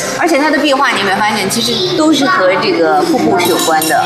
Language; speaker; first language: Chinese; native; Chinese